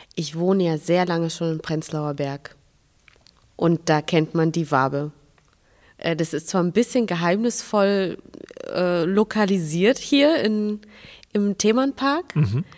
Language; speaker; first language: German; non-native, fluent; Russian